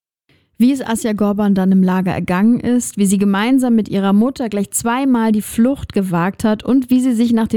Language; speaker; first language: German; native; German